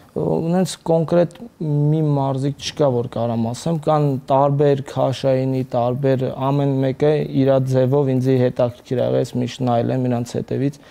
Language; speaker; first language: Armenian; early bilingual, heritage; Armenian